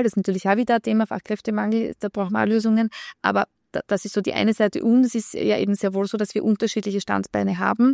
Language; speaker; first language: German; native; German